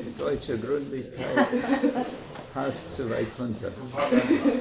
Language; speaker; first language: German; non-native, fluent; English